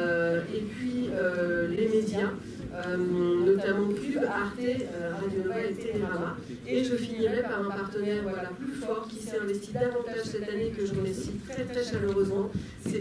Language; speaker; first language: French; native; French